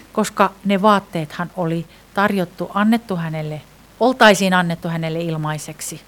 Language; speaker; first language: Finnish; native; Finnish